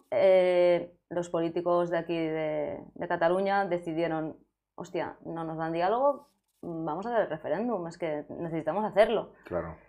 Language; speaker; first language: Spanish; native; Spanish